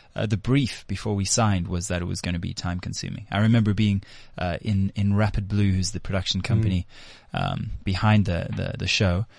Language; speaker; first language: English; native; English